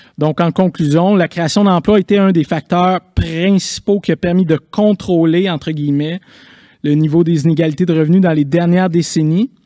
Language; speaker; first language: French; native; French